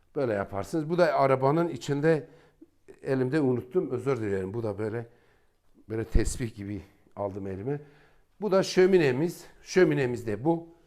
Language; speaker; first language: Turkish; native; Turkish